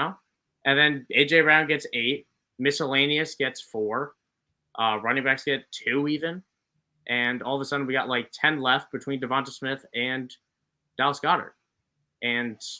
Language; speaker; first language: English; native; English